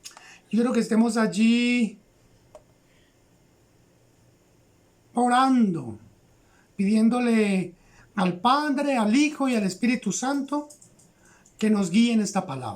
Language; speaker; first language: Spanish; native; Spanish